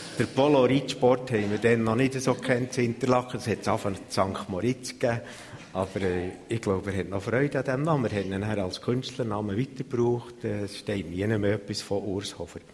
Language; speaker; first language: German; native; German